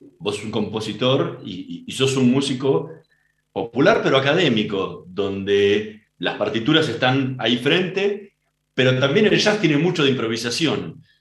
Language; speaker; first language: Spanish; native; Spanish